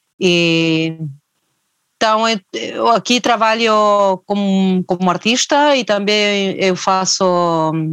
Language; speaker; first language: Portuguese; non-native, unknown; Spanish